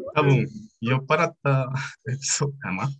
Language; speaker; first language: Japanese; non-native, learner; Spanish